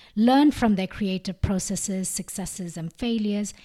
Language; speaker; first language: English; non-native, local second language; Malayalam